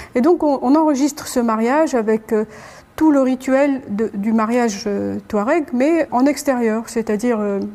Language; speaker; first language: French; non-native, local second language; Arabic